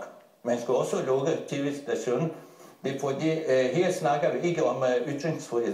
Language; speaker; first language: Danish; non-native, fluent; Turkish